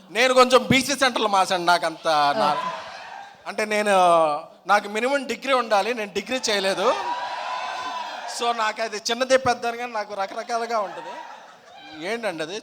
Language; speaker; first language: Telugu; native; Telugu